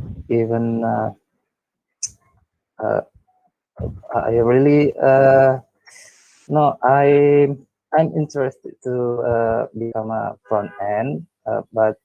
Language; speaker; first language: English; non-native, learner; Indonesian